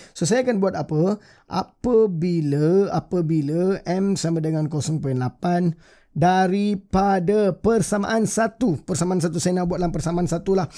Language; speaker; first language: Malay; native; Malay